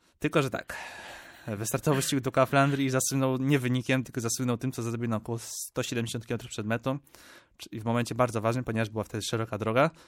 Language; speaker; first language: Polish; native; Polish